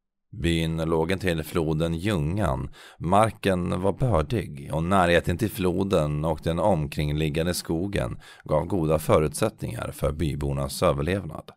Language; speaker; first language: Swedish; native; Swedish